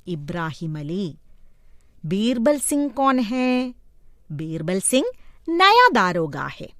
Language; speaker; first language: Hindi; non-native, local second language; Malayalam